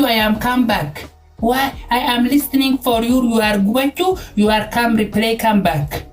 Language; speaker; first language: English; non-native, learner; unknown